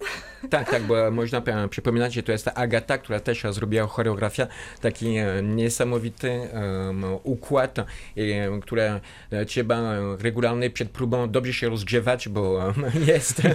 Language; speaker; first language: Polish; non-native, fluent; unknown